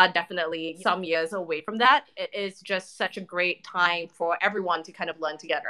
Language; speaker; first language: English; native; English